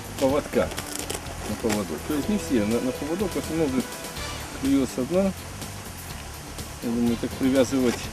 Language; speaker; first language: Russian; non-native, local second language; Ukrainian